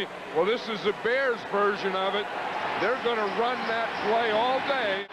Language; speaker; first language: English; native; English